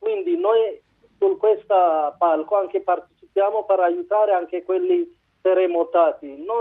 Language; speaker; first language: Italian; non-native, learner; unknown